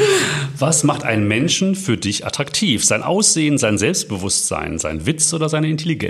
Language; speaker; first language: German; native; German